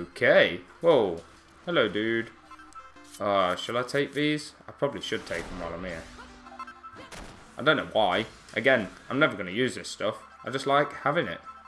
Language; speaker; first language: English; native; English